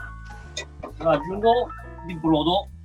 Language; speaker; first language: Italian; non-native, learner; Japanese